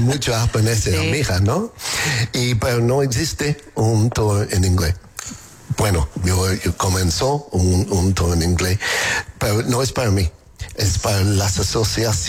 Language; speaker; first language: Spanish; non-native, learner; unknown